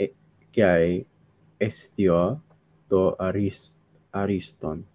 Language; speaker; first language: Greek; non-native, learner; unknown